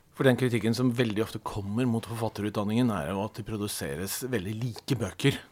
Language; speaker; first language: Norwegian; native; Norwegian